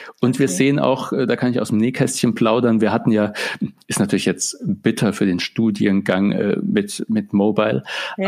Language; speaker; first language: German; native; German